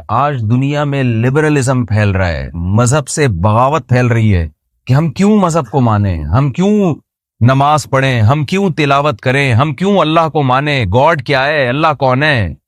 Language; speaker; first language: Urdu; native; Urdu